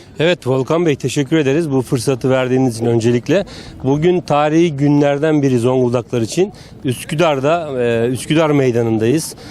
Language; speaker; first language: Turkish; native; Turkish